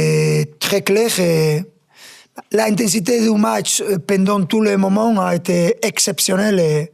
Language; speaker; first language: French; non-native, fluent; Spanish